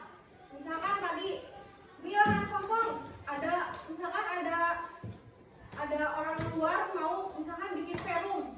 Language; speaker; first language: Indonesian; native; Indonesian